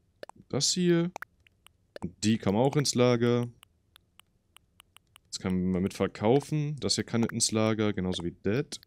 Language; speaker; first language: German; native; German